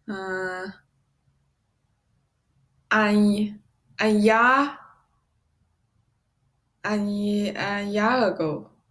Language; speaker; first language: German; non-native, learner; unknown